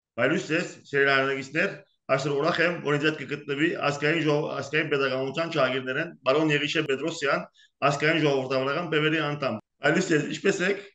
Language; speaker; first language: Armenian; early bilingual, heritage; Armenian